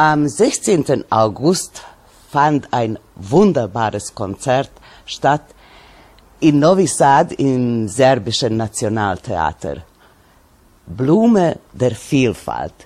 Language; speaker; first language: German; non-native, fluent; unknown